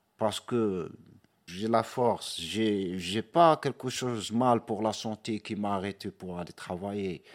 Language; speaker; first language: French; non-native, local second language; Arabic